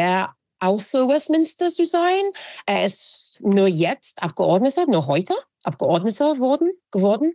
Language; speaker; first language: German; non-native, fluent; English